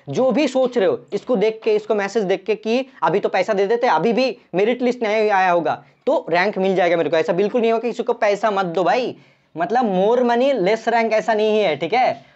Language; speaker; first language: Hindi; non-native, local second language; Bangla